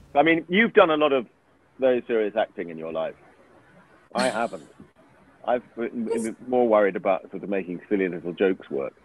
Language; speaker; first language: English; native; English